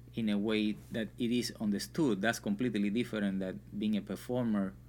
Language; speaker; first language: English; non-native, fluent; Spanish